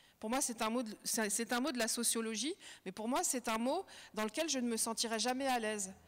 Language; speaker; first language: French; early bilingual, other home language; Kabyle